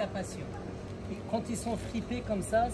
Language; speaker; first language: French; native; French